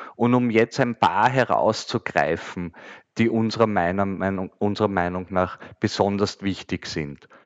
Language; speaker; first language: German; native; German